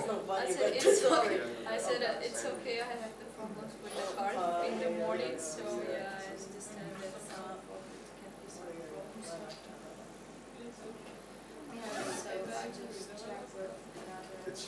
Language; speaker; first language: English; non-native, learner; Russian